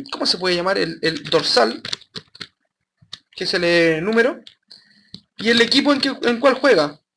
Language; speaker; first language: Spanish; native; Spanish